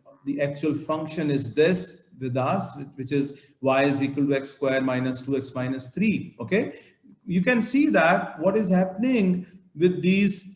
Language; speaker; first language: English; non-native, local second language; Urdu